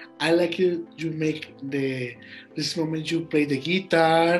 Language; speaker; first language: English; non-native, learner; Spanish